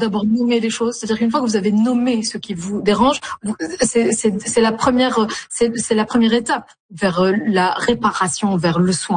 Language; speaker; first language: French; native; French